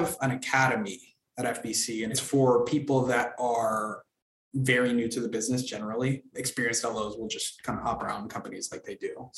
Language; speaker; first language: English; native; English